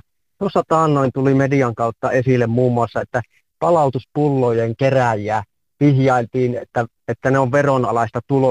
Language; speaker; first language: Finnish; native; Finnish